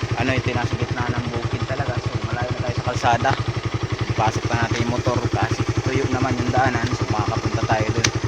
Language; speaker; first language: Filipino; native; Filipino